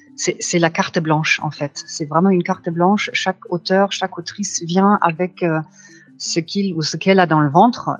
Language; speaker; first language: French; non-native, fluent; German